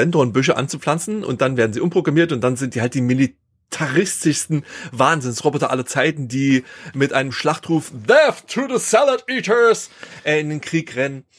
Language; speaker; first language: German; native; German